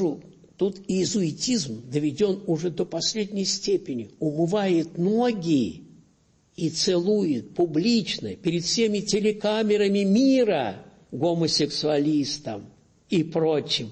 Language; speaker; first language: Russian; native; Russian